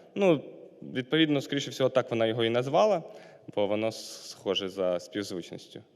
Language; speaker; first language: Ukrainian; non-native, local second language; Russian